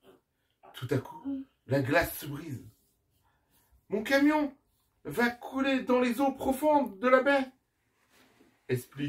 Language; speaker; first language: French; native; French